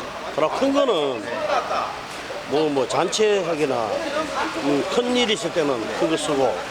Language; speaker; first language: Korean; native; Korean